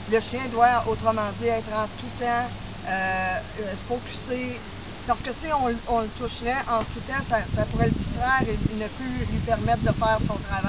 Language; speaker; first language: French; native; French